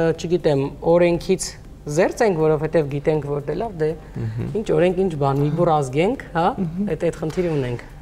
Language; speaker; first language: Armenian; native; Armenian